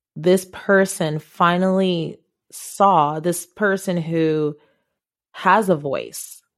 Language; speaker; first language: English; non-native, local second language; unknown